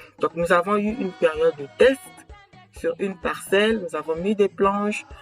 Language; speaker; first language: French; non-native, local second language; Kongo